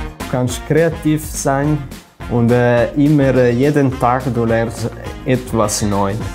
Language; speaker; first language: German; non-native, local second language; Italian